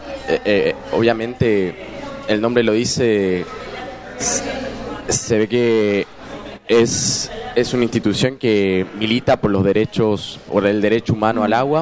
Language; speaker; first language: Spanish; native; Spanish